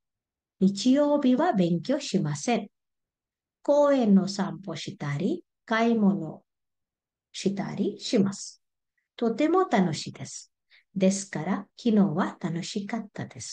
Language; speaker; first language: Japanese; non-native, fluent; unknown